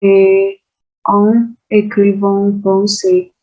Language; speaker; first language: French; non-native, learner; Vietnamese